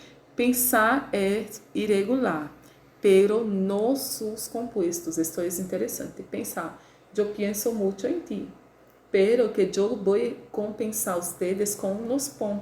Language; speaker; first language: Spanish; non-native, learner; Portuguese